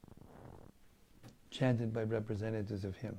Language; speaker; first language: English; native; English